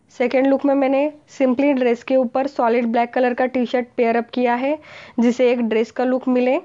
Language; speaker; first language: Hindi; non-native, local second language; Marathi